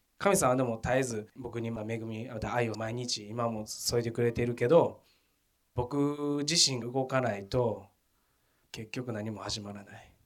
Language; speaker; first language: Japanese; native; Japanese